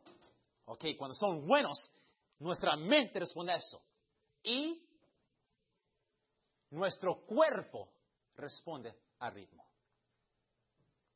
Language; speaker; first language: Spanish; early bilingual, heritage; Spanish